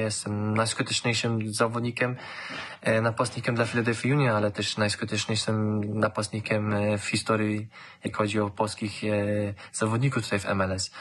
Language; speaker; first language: Polish; early bilingual, heritage; German